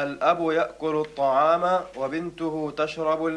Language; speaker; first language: Arabic; non-native, learner; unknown